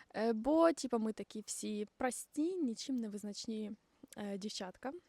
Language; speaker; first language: Ukrainian; non-native, local second language; Russian